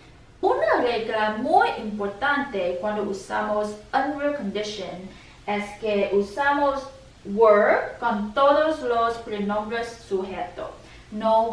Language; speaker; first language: Spanish; non-native, learner; English